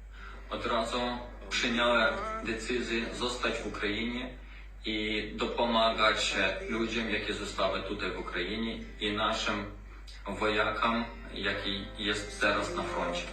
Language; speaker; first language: Polish; non-native, learner; Ukrainian